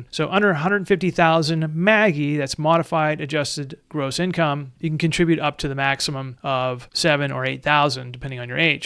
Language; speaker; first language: English; native; English